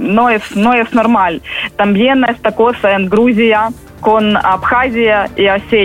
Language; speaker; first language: Spanish; non-native, learner; Ukrainian